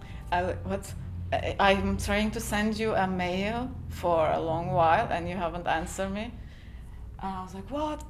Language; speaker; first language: English; non-native, fluent; Turkish